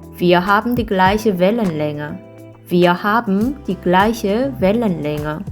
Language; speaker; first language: German; non-native, fluent; Korean